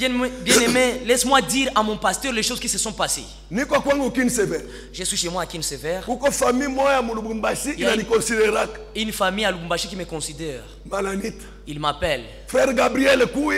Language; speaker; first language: French; non-native, local second language; Swahili